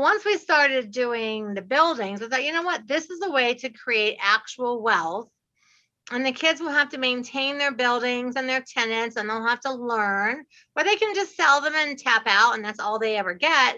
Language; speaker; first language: English; native; English